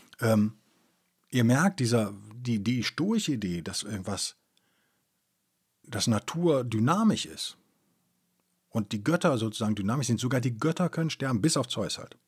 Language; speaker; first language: German; native; German